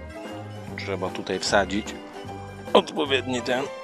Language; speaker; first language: Polish; native; Polish